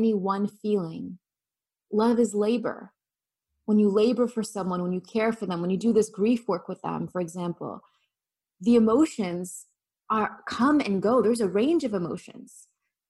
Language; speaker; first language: English; native; English